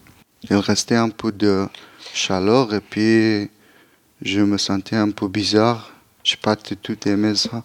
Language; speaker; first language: French; non-native, learner; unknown